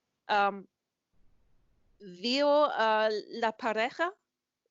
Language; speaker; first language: Spanish; non-native, learner; German